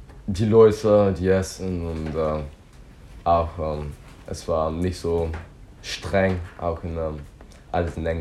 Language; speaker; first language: German; non-native, learner; English